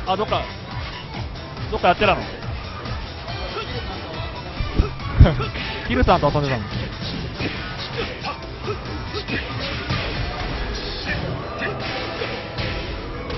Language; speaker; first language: Japanese; native; Japanese